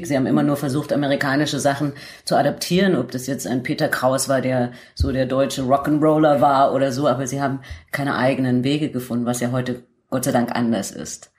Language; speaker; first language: German; native; German